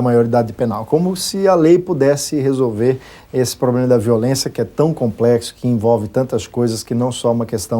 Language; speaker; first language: Portuguese; native; Portuguese